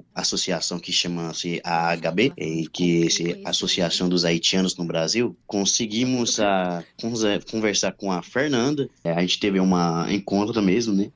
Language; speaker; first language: Portuguese; non-native, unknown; Haitian Creole